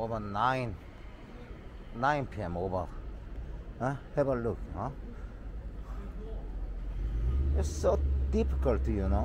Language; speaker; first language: English; non-native, learner; Korean